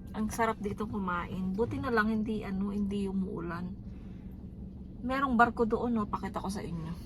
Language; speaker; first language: Filipino; non-native, local second language; Pampanga